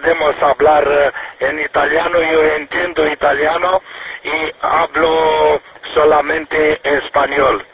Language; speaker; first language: Spanish; non-native, learner; Romanian